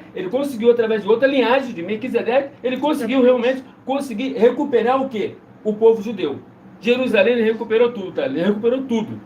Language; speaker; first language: Portuguese; native; Portuguese